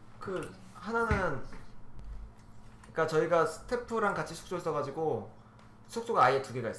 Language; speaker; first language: Korean; native; Korean